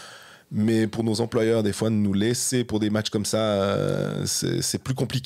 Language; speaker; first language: French; native; French